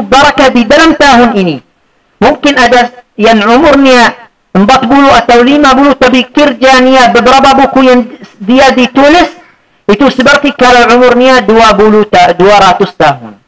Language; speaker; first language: Indonesian; non-native, fluent; Arabic